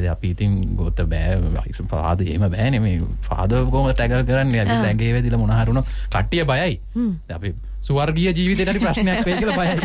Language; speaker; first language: Sinhala; native; Sinhala